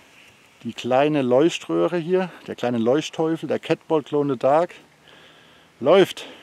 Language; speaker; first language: German; native; German